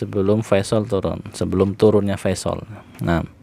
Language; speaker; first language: Indonesian; native; Indonesian